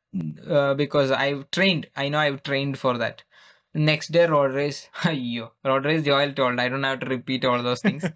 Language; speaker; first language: English; non-native, local second language; Malayalam